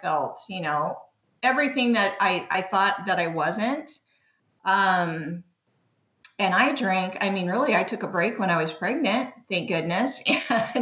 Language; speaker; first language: English; native; English